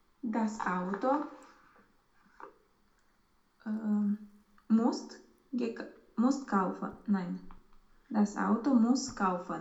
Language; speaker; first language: German; non-native, learner; Romanian